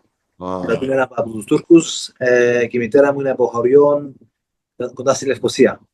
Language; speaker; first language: Greek; early bilingual, heritage; Greek